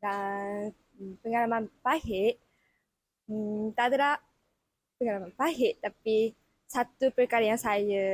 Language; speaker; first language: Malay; non-native, fluent; Japanese